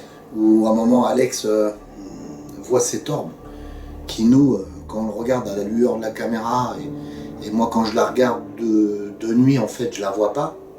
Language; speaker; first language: French; native; French